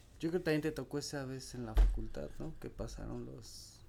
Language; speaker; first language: Spanish; native; Spanish